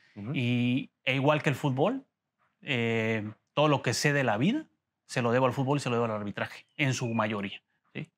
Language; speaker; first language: Spanish; native; Spanish